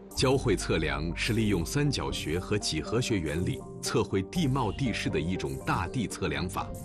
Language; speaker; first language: Chinese; native; Chinese